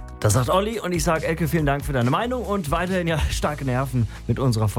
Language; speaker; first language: German; native; German